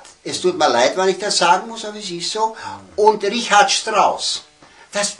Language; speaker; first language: German; early bilingual, heritage; German